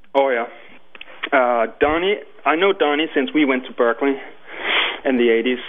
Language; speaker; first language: English; non-native, fluent; Danish